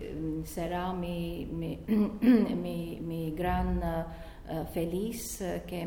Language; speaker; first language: Spanish; non-native, learner; Latvian